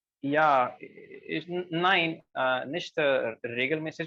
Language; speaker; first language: German; non-native, learner; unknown